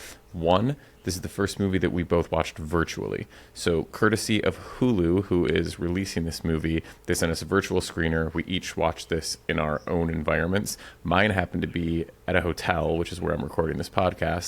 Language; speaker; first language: English; native; English